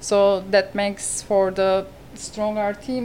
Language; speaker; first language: English; non-native, learner; Turkish